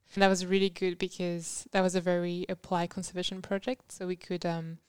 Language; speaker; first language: English; non-native, fluent; French